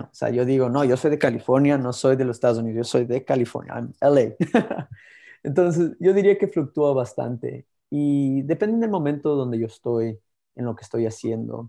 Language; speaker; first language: Spanish; early bilingual, heritage; Spanish